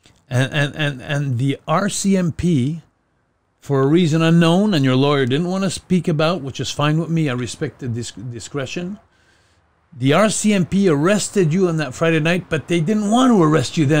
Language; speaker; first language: English; non-native, fluent; French